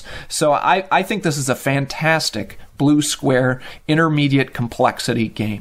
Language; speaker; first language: English; native; English